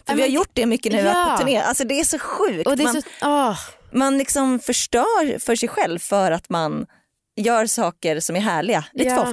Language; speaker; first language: Swedish; native; Swedish